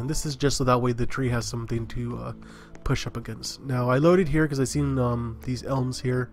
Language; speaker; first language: English; native; English